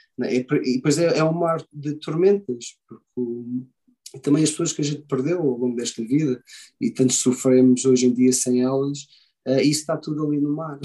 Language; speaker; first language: Portuguese; early bilingual, heritage; Portuguese